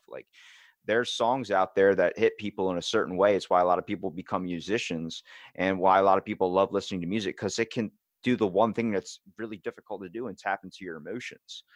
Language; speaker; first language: English; native; English